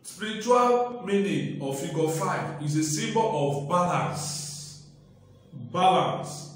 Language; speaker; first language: English; non-native, local second language; Yoruba